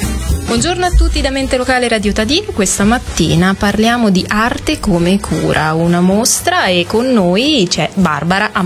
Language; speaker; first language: Italian; native; Italian